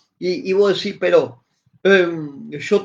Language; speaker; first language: Spanish; native; Spanish